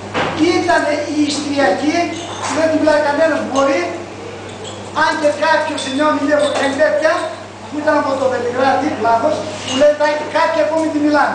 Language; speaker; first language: Greek; non-native, local second language; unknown